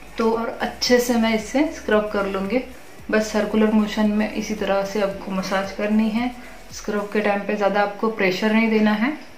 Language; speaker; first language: Hindi; non-native, local second language; Marathi